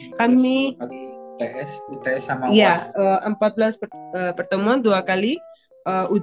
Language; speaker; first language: Indonesian; non-native, fluent; Punjabi